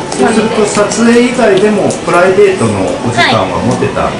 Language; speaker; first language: Japanese; native; Japanese